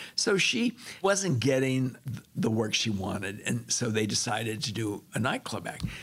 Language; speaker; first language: English; native; English